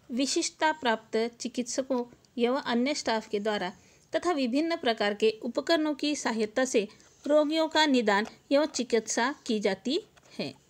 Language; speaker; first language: Hindi; non-native, local second language; Marathi